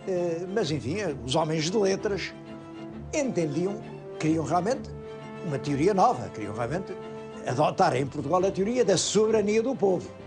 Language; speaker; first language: Portuguese; native; Portuguese